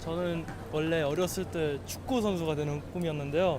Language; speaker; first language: Korean; early bilingual, heritage; Korean